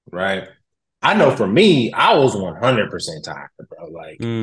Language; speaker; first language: English; native; English